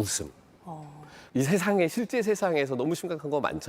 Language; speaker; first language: Korean; native; Korean